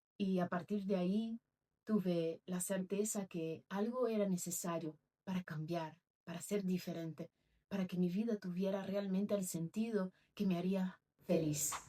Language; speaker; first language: Spanish; non-native, fluent; Portuguese